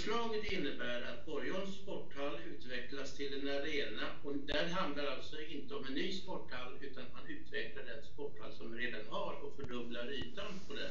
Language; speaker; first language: Swedish; native; Swedish